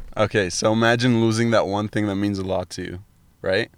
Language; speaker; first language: English; early bilingual, other home language; Arabic